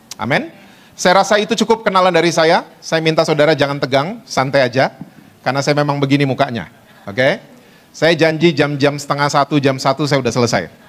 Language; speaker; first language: Indonesian; native; Indonesian